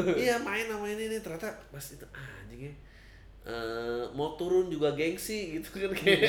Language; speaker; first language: Indonesian; native; Indonesian